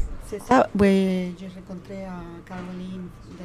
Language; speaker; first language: French; non-native, learner; Spanish